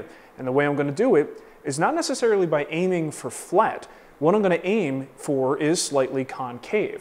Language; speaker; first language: English; native; English